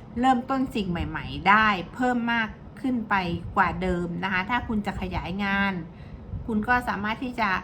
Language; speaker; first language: Thai; native; Thai